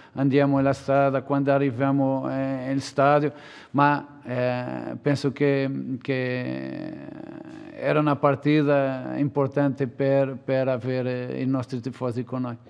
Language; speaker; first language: Italian; non-native, fluent; Portuguese